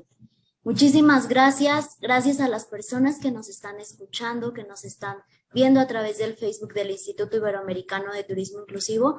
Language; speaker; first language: Spanish; native; Spanish